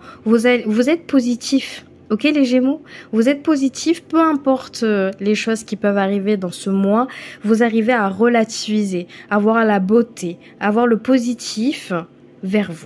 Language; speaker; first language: French; native; French